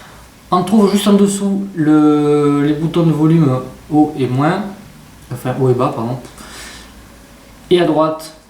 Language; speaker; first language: French; native; French